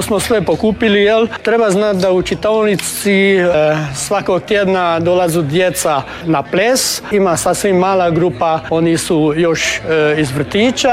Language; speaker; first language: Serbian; early bilingual, heritage; Croatian